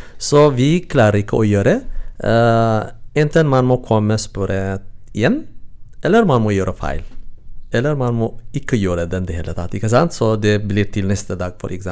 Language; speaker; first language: Norwegian; non-native, learner; Tigrinya